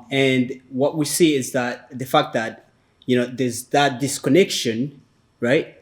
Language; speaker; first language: English; non-native, fluent; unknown